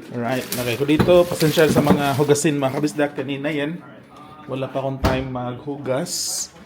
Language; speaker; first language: Filipino; non-native, local second language; Cebuano